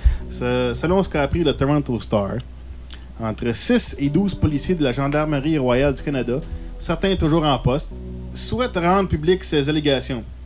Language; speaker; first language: French; native; French